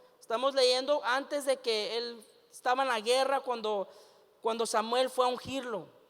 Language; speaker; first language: Spanish; early bilingual, heritage; Spanish